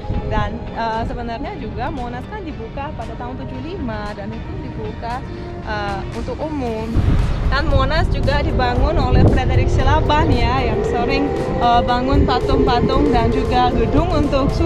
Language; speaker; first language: Indonesian; non-native, fluent; Russian